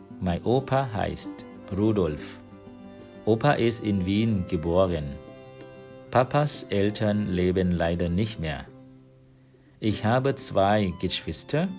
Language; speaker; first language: German; non-native, fluent; Thai